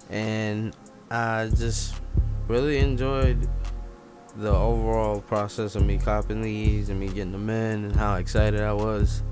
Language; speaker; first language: English; native; English